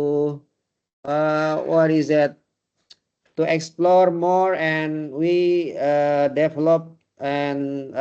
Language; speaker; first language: English; non-native, learner; Indonesian